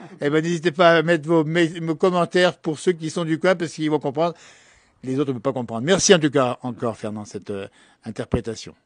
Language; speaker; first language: French; native; French